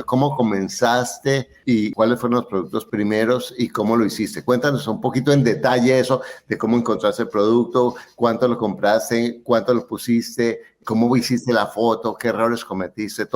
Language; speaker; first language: Spanish; native; Spanish